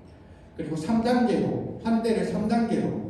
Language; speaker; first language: Korean; native; Korean